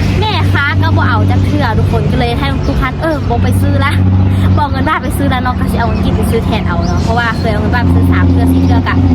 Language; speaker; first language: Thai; non-native, learner; Lao